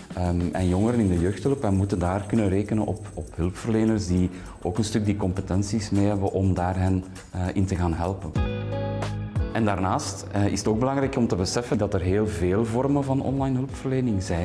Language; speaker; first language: Dutch; native; Dutch